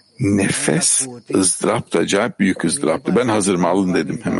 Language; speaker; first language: Turkish; native; Turkish